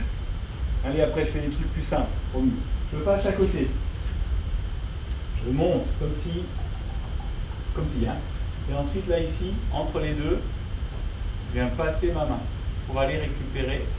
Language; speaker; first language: French; native; French